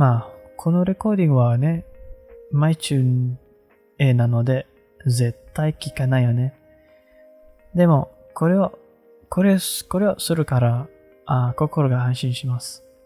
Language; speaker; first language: Japanese; non-native, learner; Malay